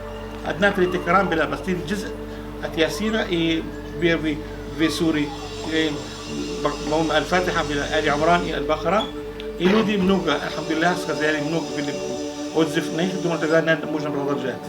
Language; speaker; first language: Russian; non-native, fluent; Arabic